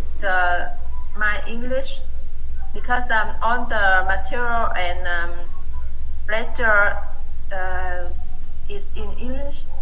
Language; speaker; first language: English; non-native, learner; Vietnamese